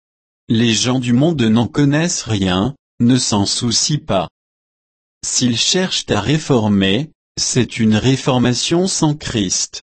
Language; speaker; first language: French; native; French